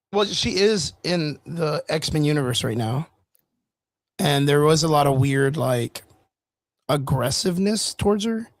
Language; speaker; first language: English; native; English